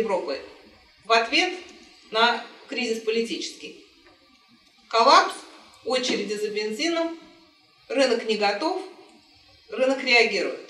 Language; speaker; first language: Russian; native; Russian